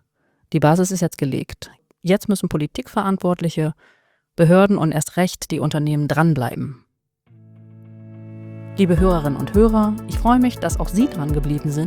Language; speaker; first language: German; native; German